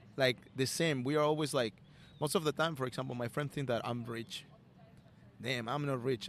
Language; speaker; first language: English; non-native, learner; Spanish